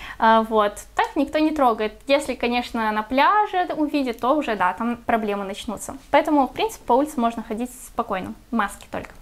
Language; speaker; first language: Russian; native; Russian